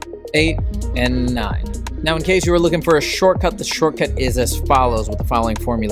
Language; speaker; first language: English; native; English